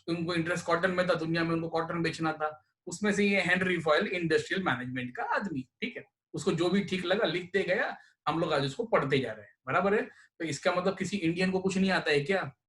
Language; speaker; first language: Hindi; non-native, local second language; Marathi